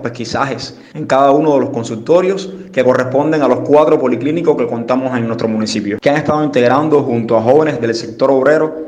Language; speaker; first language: Spanish; native; Spanish